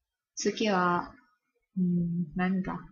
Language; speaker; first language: Japanese; non-native, learner; Thai